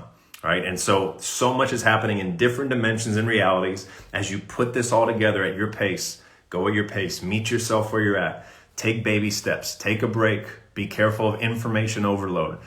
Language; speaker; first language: English; native; English